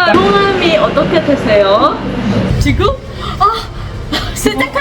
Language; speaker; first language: Korean; non-native, learner; Vietnamese